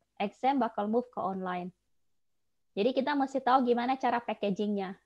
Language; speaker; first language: Indonesian; native; Indonesian